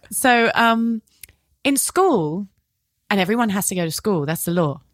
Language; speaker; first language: English; native; English